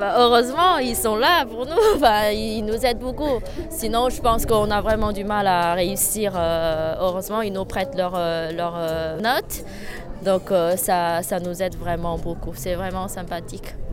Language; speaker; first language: French; non-native, fluent; Chinese